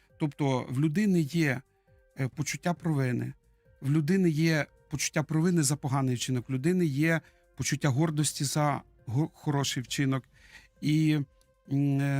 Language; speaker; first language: Ukrainian; native; Ukrainian